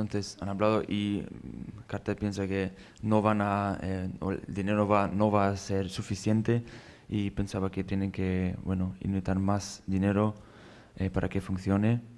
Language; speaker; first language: Spanish; non-native, fluent; German